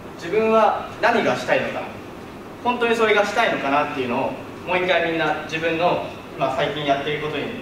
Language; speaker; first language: Japanese; native; Japanese